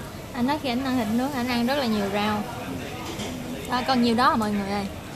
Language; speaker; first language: Vietnamese; native; Vietnamese